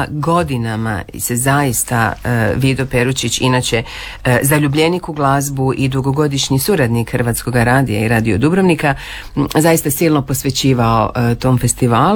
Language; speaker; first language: Serbian; native; Serbian